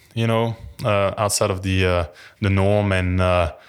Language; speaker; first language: English; non-native, fluent; French